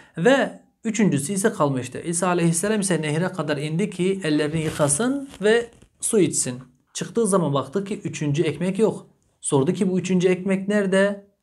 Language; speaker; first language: Turkish; early bilingual, heritage; Turkish